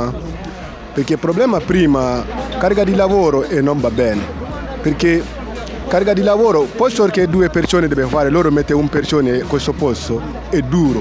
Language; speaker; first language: Italian; non-native, learner; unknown